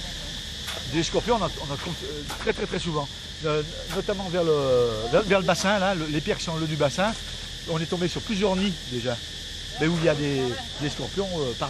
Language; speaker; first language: French; native; French